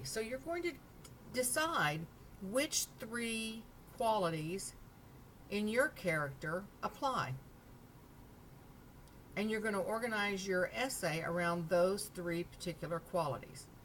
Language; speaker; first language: English; native; English